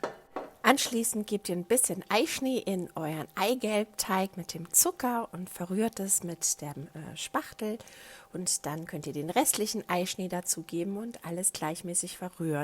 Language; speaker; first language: German; native; German